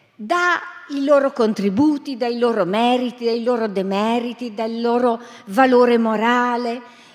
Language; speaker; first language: Italian; native; Italian